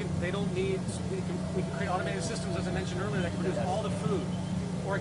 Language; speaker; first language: English; native; English